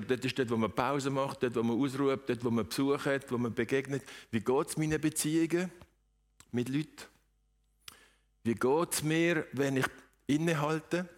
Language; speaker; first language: German; native; German